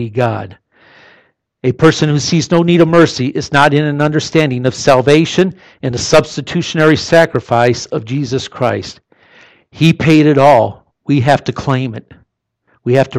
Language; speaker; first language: English; native; English